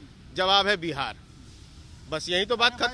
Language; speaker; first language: Hindi; native; Hindi